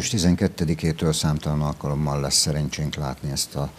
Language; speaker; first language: Hungarian; native; Hungarian